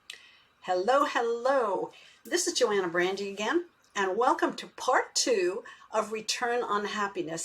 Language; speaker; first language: English; native; English